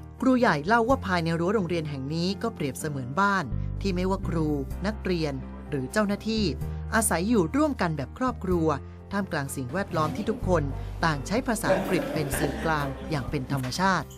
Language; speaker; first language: Thai; native; Thai